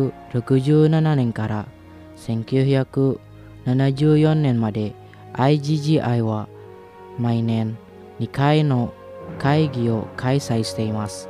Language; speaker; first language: Japanese; non-native, fluent; Indonesian